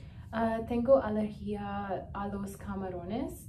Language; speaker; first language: Spanish; non-native, learner; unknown